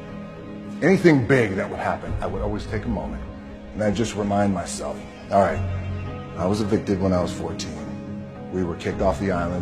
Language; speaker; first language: English; native; English